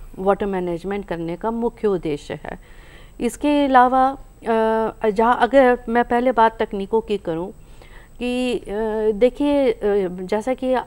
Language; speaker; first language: Hindi; native; Hindi